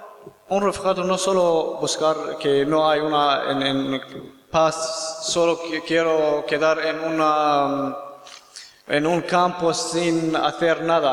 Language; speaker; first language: Spanish; non-native, learner; Kurdish